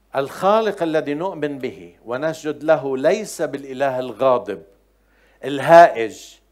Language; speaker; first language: Arabic; native; Arabic